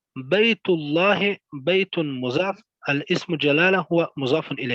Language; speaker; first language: Arabic; non-native, learner; Pashto